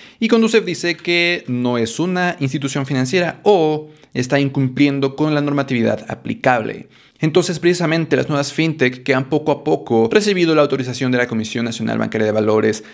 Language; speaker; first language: Spanish; native; Spanish